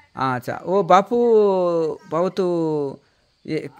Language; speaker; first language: Hindi; non-native, local second language; Telugu